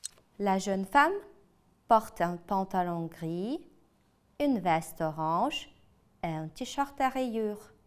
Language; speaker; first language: French; non-native, fluent; Ukrainian